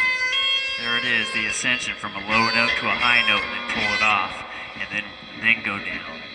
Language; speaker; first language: English; native; English